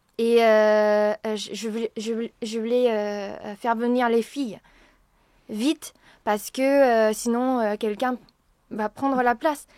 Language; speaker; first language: French; non-native, fluent; Japanese